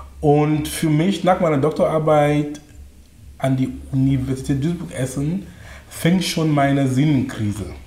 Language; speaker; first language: German; non-native, fluent; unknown